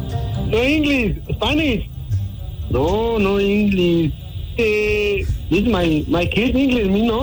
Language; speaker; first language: English; non-native, learner; Spanish